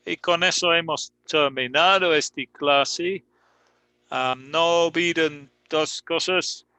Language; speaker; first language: Spanish; non-native, fluent; English